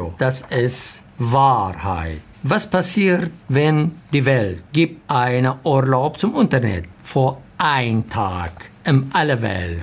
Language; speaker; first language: German; non-native, learner; Arabic